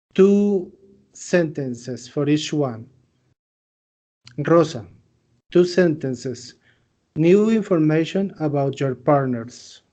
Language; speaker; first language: English; non-native, fluent; Spanish